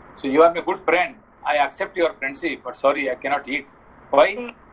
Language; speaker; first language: English; non-native, local second language; Nepali